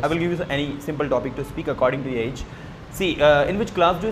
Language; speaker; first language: English; non-native, fluent; Hindi